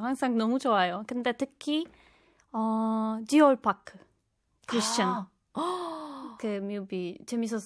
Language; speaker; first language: Korean; non-native, fluent; Polish